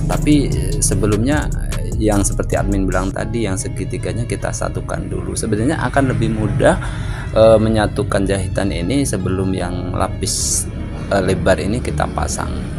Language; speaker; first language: Indonesian; native; Indonesian